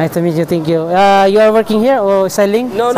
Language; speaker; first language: English; non-native, learner; Filipino